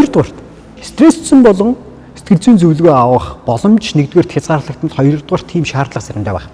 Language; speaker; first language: Mongolian; native; Mongolian